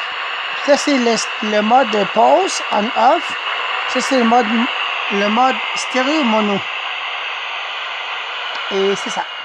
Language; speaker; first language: French; native; French